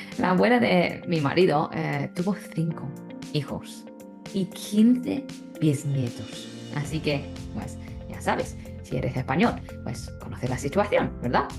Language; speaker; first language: Spanish; non-native, fluent; Chinese